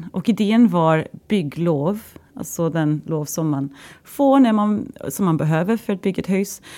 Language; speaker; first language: Swedish; non-native, fluent; English